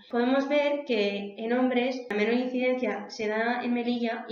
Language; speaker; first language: Spanish; native; Spanish